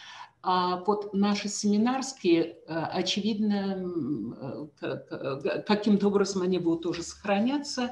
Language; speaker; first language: Russian; native; Russian